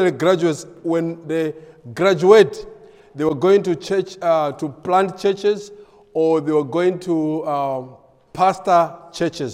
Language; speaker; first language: English; non-native, local second language; Nyanja